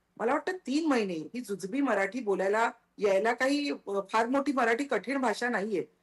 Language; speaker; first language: Marathi; native; Marathi